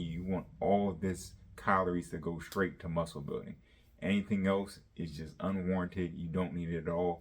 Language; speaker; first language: English; native; English